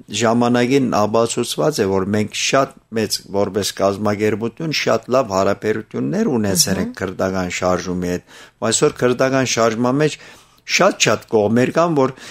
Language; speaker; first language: Armenian; early bilingual, heritage; Armenian